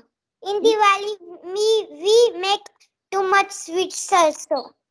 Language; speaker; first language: English; non-native, learner; Marathi